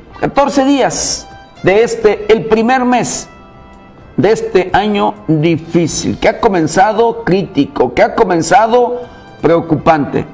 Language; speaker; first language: Spanish; native; Spanish